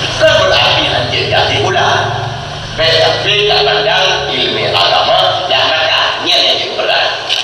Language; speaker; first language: Malay; non-native, local second language; Achinese